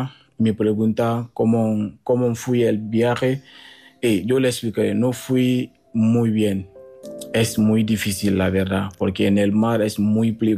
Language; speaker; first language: Spanish; non-native, learner; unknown